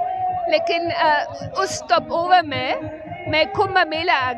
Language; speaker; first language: Hindi; non-native, learner; German